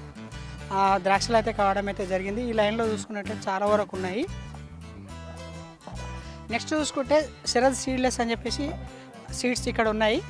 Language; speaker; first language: Telugu; native; Telugu